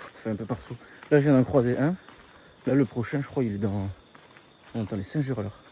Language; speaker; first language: French; native; French